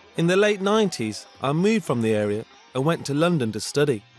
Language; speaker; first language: English; native; English